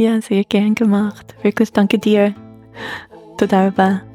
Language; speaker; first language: German; non-native, fluent; English